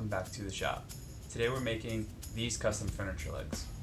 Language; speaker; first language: English; native; English